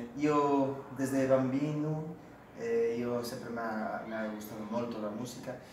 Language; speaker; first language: Italian; non-native, learner; Galician